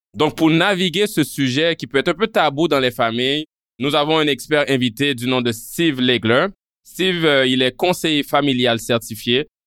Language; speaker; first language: French; non-native, local second language; Haitian Creole